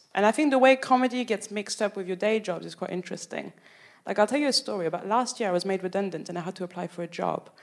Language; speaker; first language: English; non-native, fluent; French